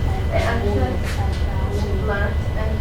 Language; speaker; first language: English; non-native, learner; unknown